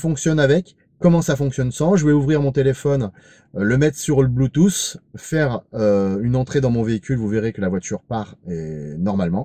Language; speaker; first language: French; native; French